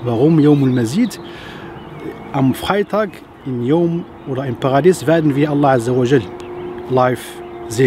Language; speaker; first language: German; non-native, fluent; Arabic